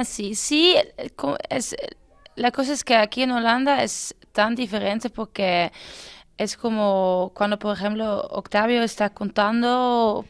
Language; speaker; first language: Spanish; non-native, fluent; Dutch